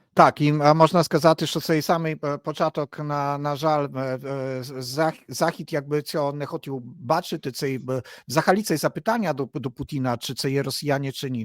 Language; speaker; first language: Polish; non-native, learner; Ukrainian